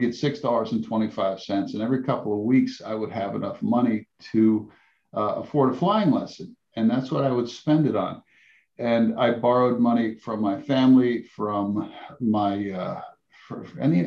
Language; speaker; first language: English; native; English